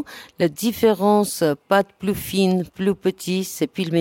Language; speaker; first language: French; non-native, learner; Armenian